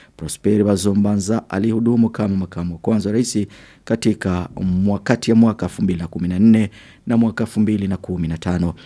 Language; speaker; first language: Swahili; non-native, local second language; Rundi